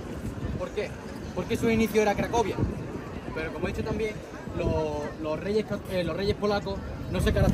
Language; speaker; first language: Spanish; native; Spanish